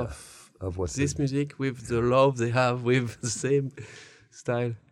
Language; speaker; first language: English; non-native, learner; French